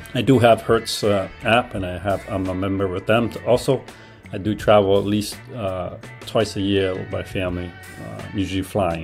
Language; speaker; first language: English; native; English